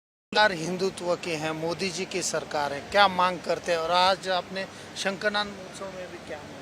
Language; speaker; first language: Hindi; native; Hindi